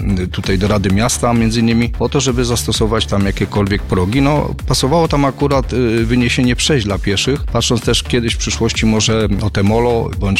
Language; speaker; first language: Polish; native; Polish